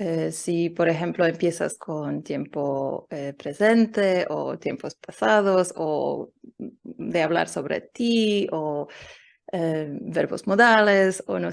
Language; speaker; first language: Spanish; non-native, learner; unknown